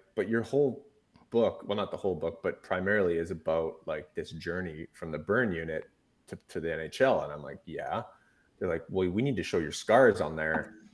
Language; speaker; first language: English; native; English